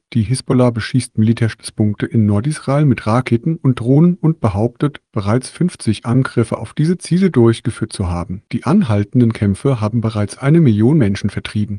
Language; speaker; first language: German; native; German